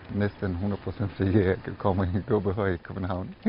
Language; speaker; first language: Danish; non-native, fluent; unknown